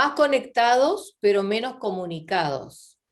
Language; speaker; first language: Spanish; native; Spanish